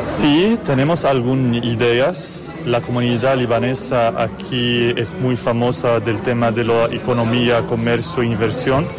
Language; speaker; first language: Spanish; non-native, learner; Arabic